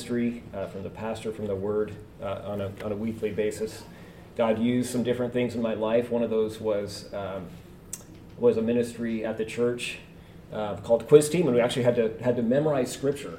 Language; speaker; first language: English; native; English